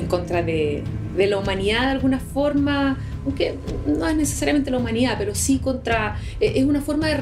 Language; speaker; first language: Spanish; native; Spanish